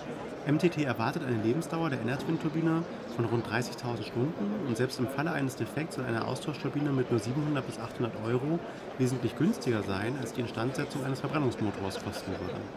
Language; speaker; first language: German; native; German